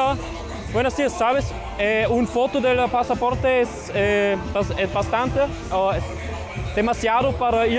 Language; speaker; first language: Spanish; non-native, learner; German